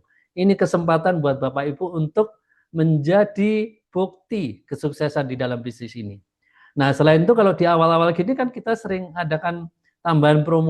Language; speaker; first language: Indonesian; native; Indonesian